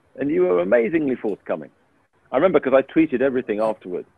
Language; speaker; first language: English; native; English